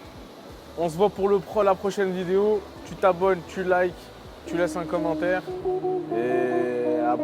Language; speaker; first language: French; native; French